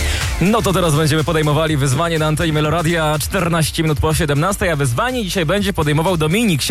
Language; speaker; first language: Polish; native; Polish